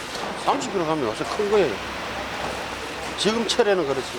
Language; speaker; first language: Korean; native; Korean